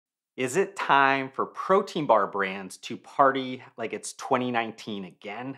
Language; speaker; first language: English; native; English